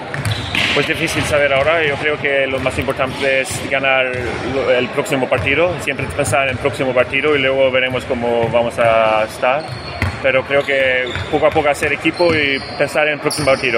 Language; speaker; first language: Spanish; non-native, fluent; Swedish